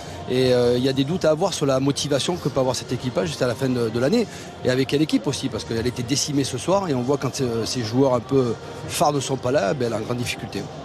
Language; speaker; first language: French; native; French